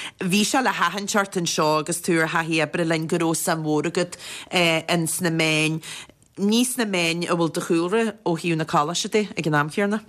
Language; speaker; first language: Irish; native; Irish